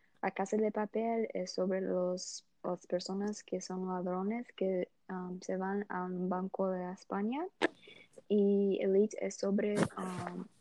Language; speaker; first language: Spanish; non-native, learner; English